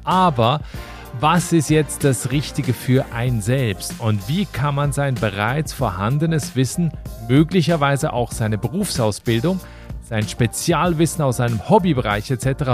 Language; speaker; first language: German; native; German